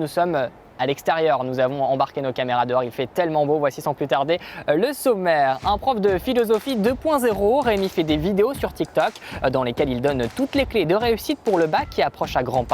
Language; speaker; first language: French; native; French